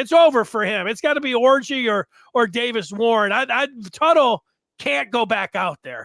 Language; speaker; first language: English; native; English